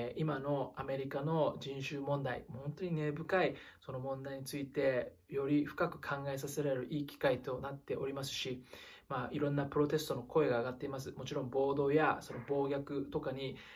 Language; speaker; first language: Japanese; native; Japanese